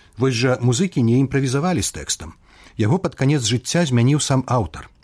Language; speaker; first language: Belarusian; native; Belarusian